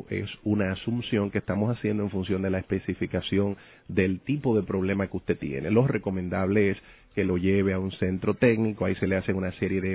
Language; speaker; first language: Spanish; native; Spanish